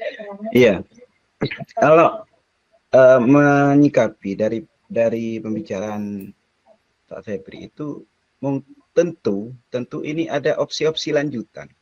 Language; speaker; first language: Indonesian; non-native, local second language; Javanese